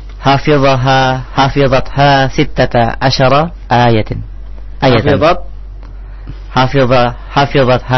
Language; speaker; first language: Arabic; non-native, learner; Indonesian